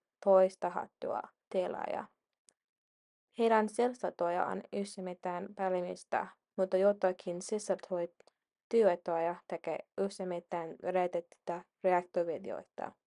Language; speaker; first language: Finnish; non-native, learner; English